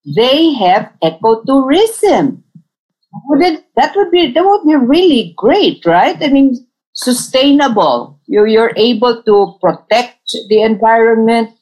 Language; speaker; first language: English; non-native, local second language; Tausug